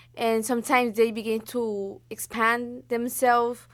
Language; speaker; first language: English; non-native, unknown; Spanish